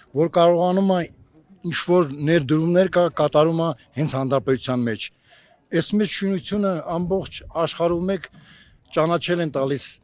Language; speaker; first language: Armenian; native; Armenian